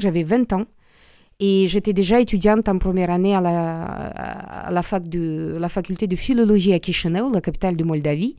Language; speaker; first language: French; non-native, fluent; Romanian